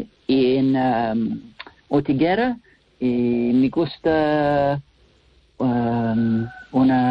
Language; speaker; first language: Spanish; non-native, learner; English